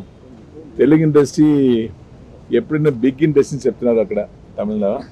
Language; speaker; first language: Telugu; non-native, learner; Tamil